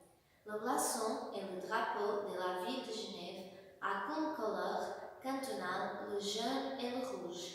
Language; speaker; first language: French; non-native, learner; Portuguese